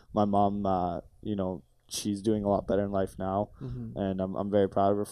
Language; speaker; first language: English; native; English